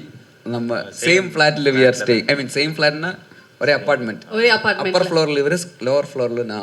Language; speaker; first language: Tamil; non-native, learner; Malayalam